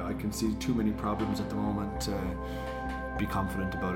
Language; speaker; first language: English; native; English